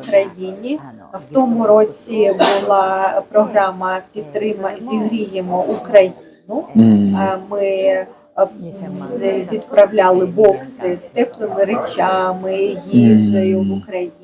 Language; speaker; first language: Ukrainian; non-native, fluent; Japanese